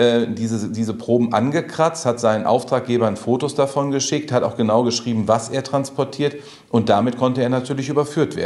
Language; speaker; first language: German; native; German